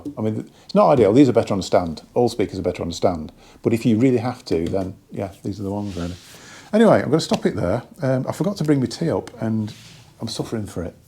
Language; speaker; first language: English; native; English